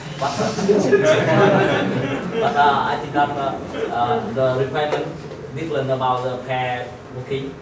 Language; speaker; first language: English; non-native, learner; Vietnamese